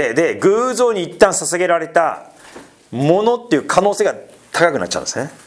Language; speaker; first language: Japanese; native; Japanese